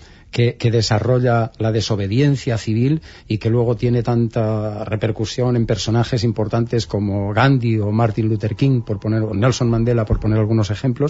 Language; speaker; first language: Spanish; native; Spanish